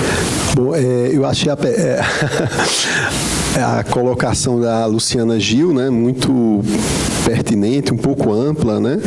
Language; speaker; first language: Portuguese; native; Portuguese